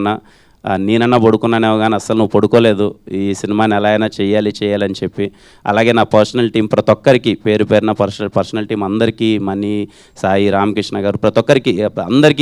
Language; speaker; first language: Telugu; native; Telugu